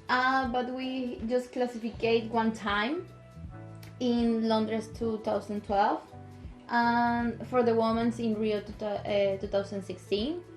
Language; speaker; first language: English; non-native, local second language; Spanish